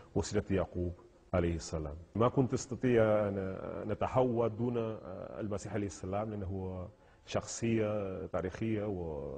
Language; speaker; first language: Arabic; non-native, fluent; Spanish